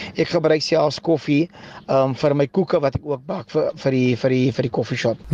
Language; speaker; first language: Afrikaans; native; Afrikaans